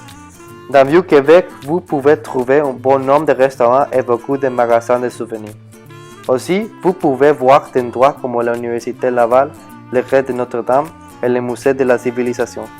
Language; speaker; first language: French; non-native, learner; Spanish